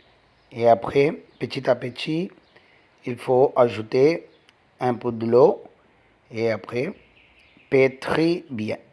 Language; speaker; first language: French; non-native, learner; Tamil